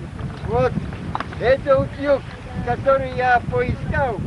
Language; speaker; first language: Russian; non-native, learner; Polish